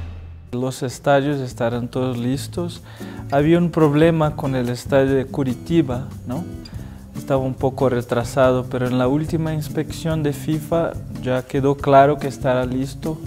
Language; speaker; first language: Spanish; non-native, fluent; Portuguese